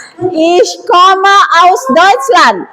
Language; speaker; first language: German; non-native, learner; Indonesian